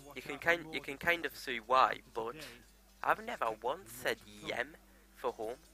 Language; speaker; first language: English; native; English